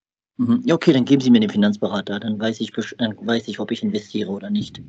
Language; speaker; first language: German; native; German